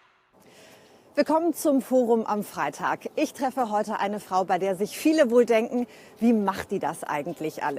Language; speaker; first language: German; native; German